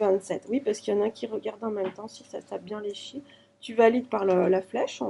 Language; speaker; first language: French; native; French